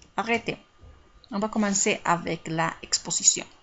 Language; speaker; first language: French; non-native, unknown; Spanish